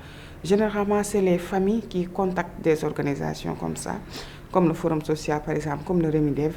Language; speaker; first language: French; non-native, local second language; Wolof